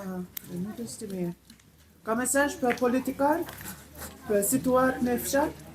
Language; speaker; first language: Albanian; non-native, learner; English